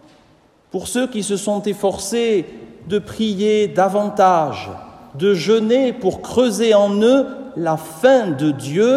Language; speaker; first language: French; native; French